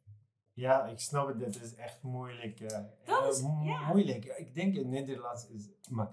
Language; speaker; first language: Dutch; non-native, learner; Arabic